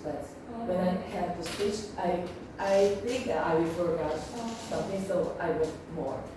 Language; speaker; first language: English; non-native, learner; Korean